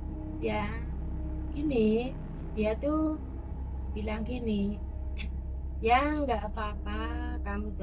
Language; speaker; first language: Indonesian; non-native, local second language; Javanese